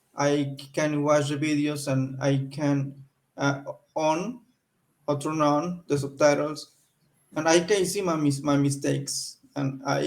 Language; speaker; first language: English; non-native, learner; Spanish